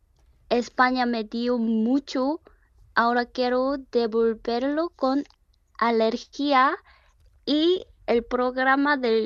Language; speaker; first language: Spanish; non-native, learner; Korean